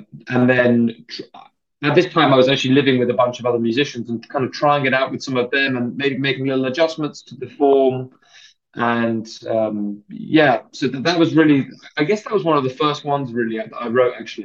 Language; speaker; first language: English; native; English